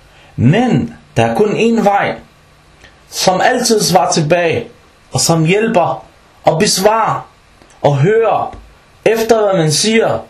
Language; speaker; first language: Danish; early bilingual, other home language; Arabic